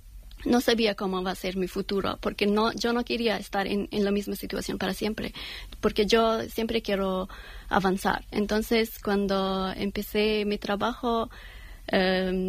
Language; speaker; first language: Spanish; non-native, fluent; Persian